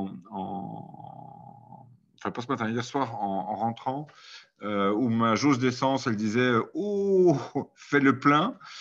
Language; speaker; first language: French; non-native, fluent; German